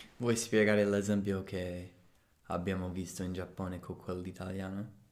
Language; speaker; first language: Italian; non-native, fluent; English